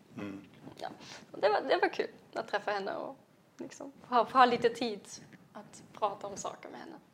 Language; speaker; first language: Swedish; non-native, fluent; German